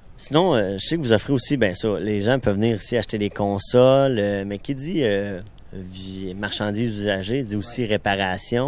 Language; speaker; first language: French; native; French